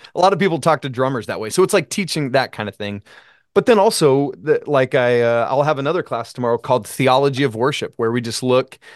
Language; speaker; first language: English; native; English